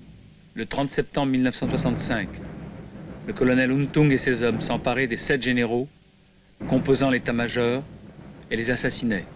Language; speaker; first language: French; native; French